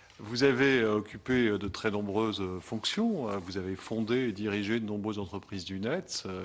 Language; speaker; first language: French; native; French